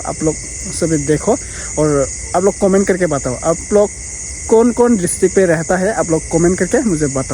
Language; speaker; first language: Hindi; non-native, local second language; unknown